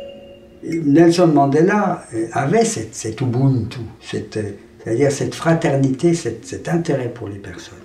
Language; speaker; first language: French; native; French